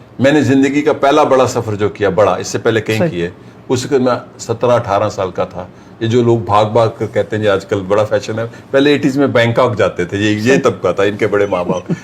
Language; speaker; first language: Urdu; non-native, local second language; Punjabi